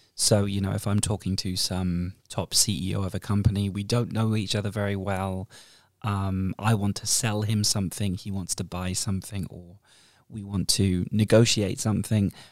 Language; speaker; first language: English; native; English